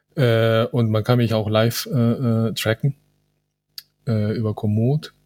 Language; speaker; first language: German; non-native, fluent; Spanish